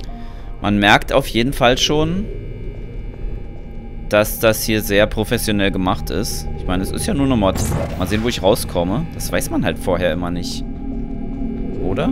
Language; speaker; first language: German; native; German